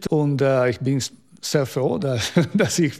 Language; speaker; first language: German; non-native, local second language; Italian